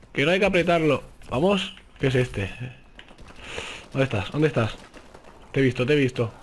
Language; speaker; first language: Spanish; native; Spanish